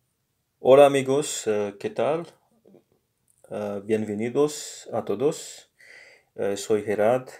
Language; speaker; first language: Spanish; non-native, learner; English